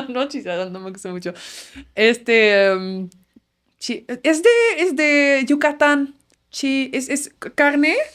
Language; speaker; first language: Spanish; non-native, fluent; Dutch